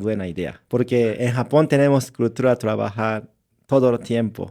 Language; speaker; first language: Spanish; non-native, learner; Japanese